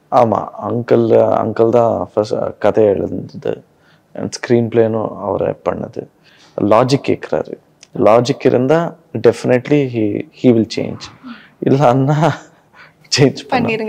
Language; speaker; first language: Tamil; non-native, learner; Kannada